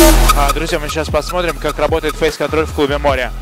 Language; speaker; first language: Russian; native; Russian